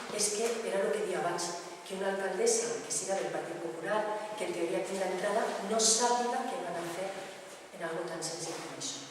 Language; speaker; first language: Catalan; non-native, local second language; Spanish